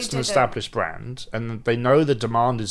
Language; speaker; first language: English; native; English